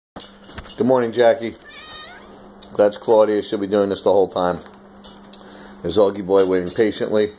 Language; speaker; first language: English; native; English